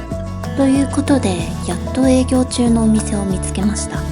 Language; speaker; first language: Japanese; native; Japanese